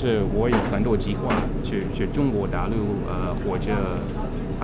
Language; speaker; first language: Chinese; non-native, fluent; English